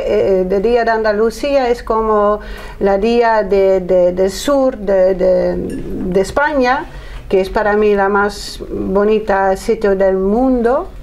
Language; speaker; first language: Spanish; non-native, learner; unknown